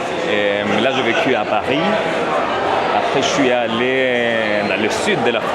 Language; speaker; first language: French; non-native, fluent; Spanish